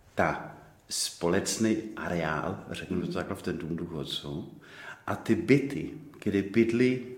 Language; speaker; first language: Czech; non-native, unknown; Danish